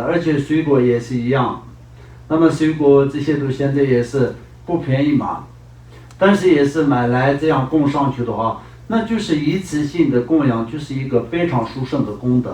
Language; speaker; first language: Chinese; non-native, local second language; Tibetan